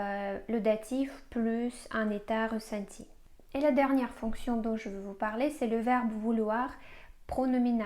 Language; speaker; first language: French; non-native, fluent; Russian